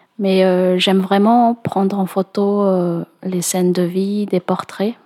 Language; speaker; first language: French; non-native, local second language; Malagasy